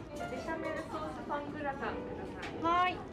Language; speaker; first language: Japanese; native; Japanese